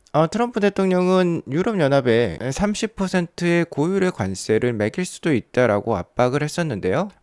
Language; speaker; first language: Korean; native; Korean